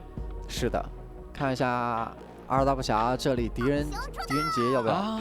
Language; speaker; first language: Chinese; native; Chinese